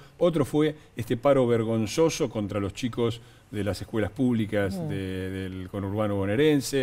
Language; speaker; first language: Spanish; native; Spanish